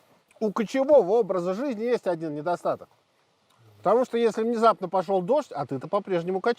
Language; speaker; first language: Russian; native; Russian